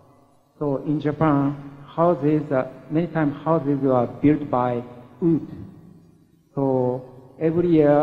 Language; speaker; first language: English; non-native, learner; Japanese